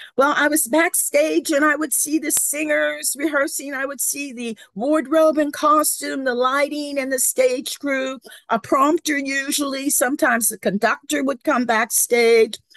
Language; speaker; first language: English; native; English